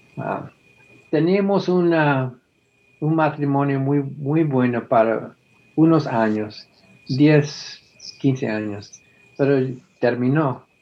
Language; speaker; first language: Spanish; non-native, fluent; English